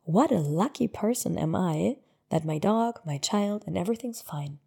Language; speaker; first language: English; non-native, fluent; German